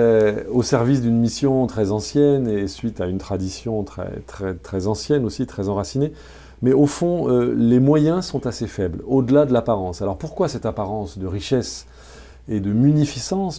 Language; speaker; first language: French; native; French